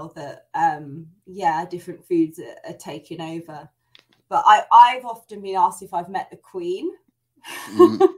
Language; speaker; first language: English; native; English